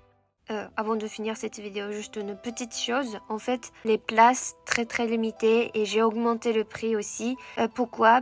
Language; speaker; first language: French; non-native, fluent; Japanese